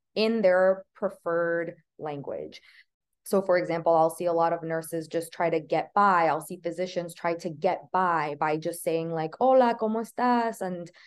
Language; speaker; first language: English; native; English